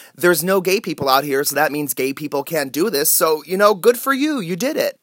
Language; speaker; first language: English; native; English